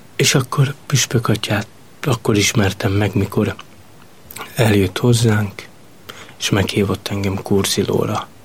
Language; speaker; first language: Hungarian; non-native, local second language; Romany